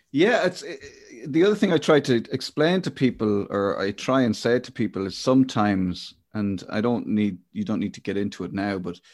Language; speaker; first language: English; native; English